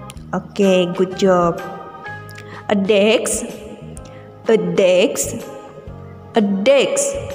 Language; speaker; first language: English; non-native, learner; Indonesian